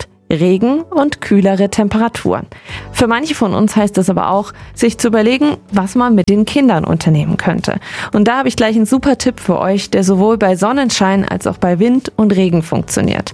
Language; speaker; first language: German; native; German